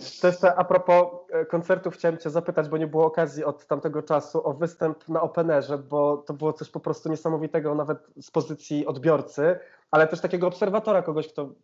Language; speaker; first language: Polish; native; Polish